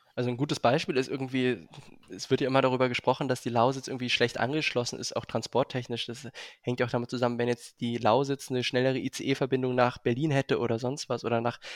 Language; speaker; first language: German; native; German